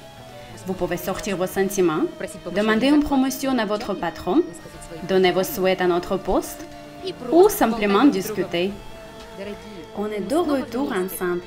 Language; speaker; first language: French; non-native, fluent; Russian